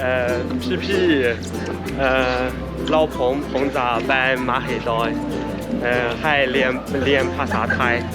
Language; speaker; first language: Thai; non-native, learner; Chinese